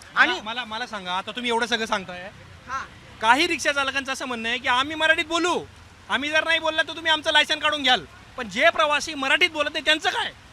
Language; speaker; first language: Marathi; native; Marathi